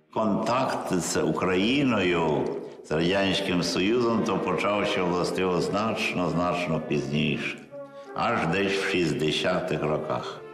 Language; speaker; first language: Ukrainian; early bilingual, heritage; Ukrainian